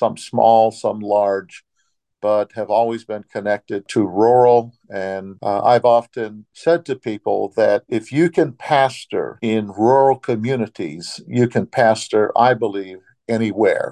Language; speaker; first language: English; native; English